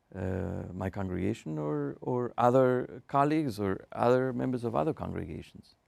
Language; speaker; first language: English; non-native, fluent; Spanish